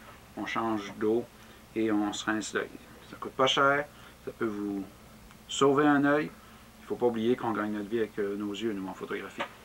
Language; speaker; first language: French; native; French